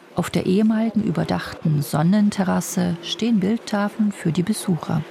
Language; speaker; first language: German; native; German